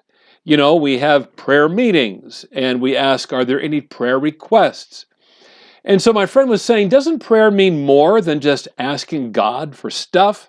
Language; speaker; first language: English; native; English